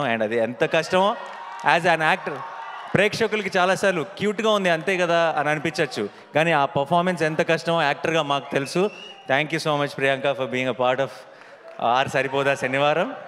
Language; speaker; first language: Telugu; native; Telugu